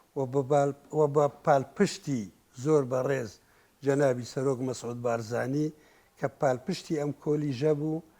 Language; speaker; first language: Central Kurdish; non-native, local second language; Kurdish